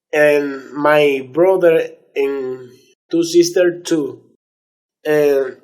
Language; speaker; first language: English; non-native, learner; Spanish